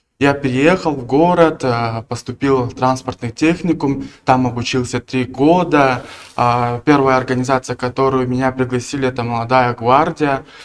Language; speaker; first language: Russian; non-native, local second language; Tuvinian